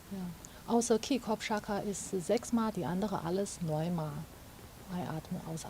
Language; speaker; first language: German; non-native, fluent; Chinese